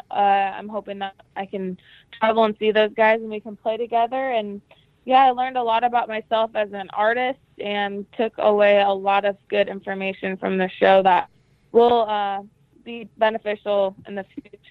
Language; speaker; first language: English; native; English